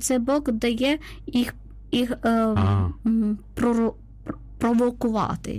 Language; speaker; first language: Ukrainian; non-native, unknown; Malayalam